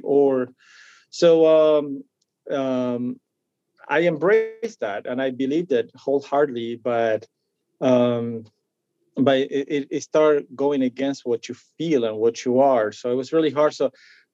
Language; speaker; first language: English; non-native, fluent; Spanish